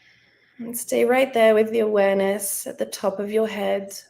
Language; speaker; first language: English; native; English